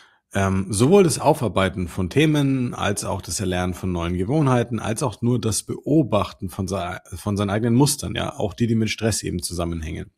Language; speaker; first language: German; native; German